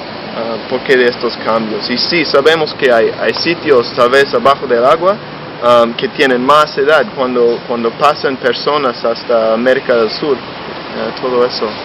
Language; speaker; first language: Spanish; non-native, fluent; English